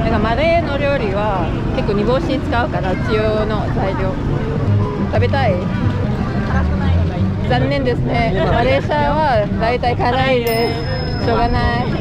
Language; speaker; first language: Japanese; non-native, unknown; Malay